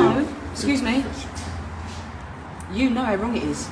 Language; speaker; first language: English; native; English